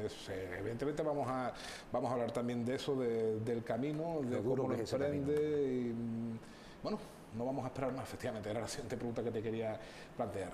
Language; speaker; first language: Spanish; native; Spanish